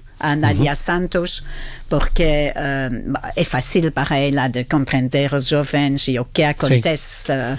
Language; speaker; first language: Portuguese; non-native, fluent; French